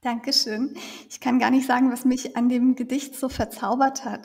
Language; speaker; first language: German; native; German